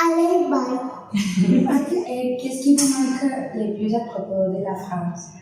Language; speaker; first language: French; non-native, learner; Spanish